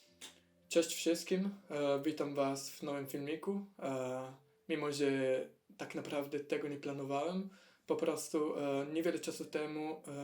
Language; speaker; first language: Polish; non-native, fluent; Italian